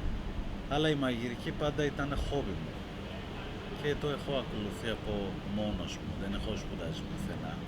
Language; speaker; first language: Greek; non-native, learner; Persian